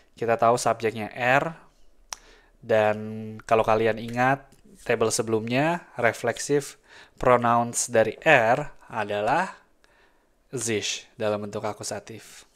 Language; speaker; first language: Indonesian; native; Indonesian